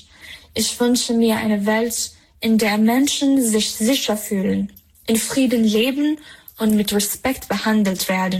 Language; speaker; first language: German; non-native, fluent; Persian